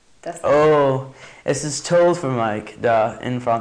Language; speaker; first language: German; non-native, learner; English